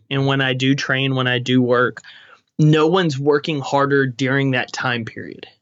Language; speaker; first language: English; native; English